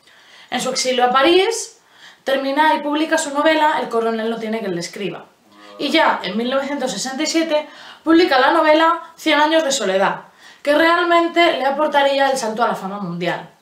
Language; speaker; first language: Spanish; native; Spanish